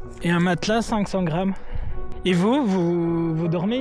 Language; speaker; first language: French; native; French